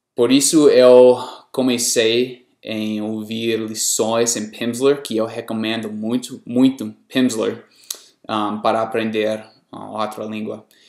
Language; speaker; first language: Portuguese; non-native, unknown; English